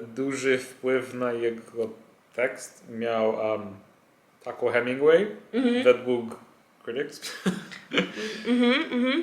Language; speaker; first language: Polish; non-native, fluent; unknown